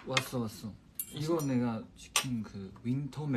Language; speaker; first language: Korean; non-native, fluent; Chinese